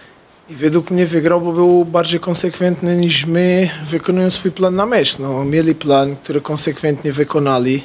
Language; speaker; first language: Polish; non-native, fluent; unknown